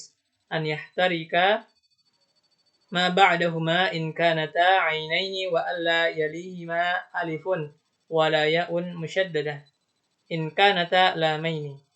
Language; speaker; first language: Arabic; non-native, learner; Indonesian